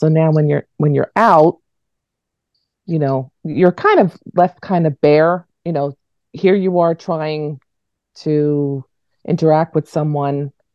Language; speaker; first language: English; native; English